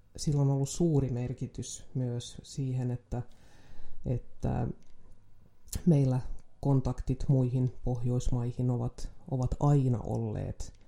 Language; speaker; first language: Finnish; non-native, local second language; Swedish